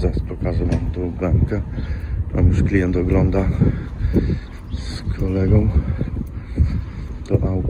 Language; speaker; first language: Polish; native; Polish